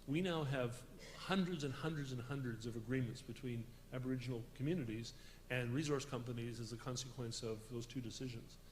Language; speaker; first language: English; native; English